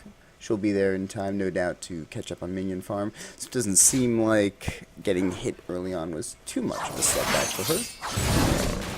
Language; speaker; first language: English; native; English